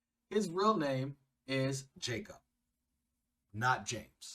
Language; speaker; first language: English; native; English